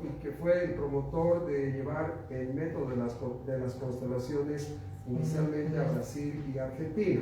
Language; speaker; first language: Spanish; native; Spanish